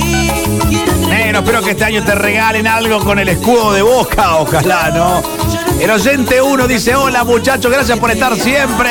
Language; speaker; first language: Spanish; native; Spanish